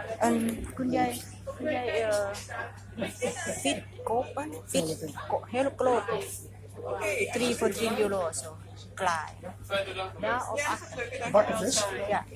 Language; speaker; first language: Dutch; non-native, learner; Thai